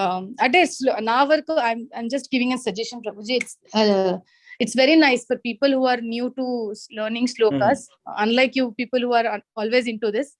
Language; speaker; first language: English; non-native, local second language; Telugu